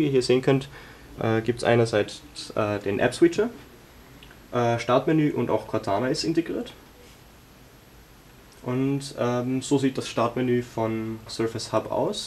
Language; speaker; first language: German; native; German